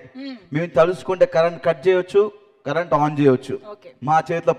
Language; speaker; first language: Telugu; native; Telugu